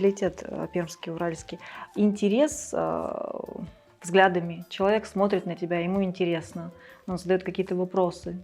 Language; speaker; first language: Russian; early bilingual, other home language; Georgian